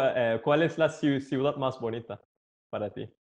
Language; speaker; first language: Spanish; non-native, fluent; Turkish